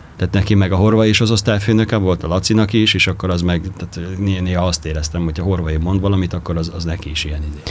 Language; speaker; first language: Hungarian; native; Hungarian